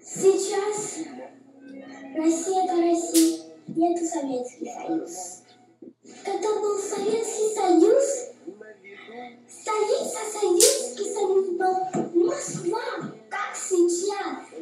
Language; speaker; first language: Russian; non-native, learner; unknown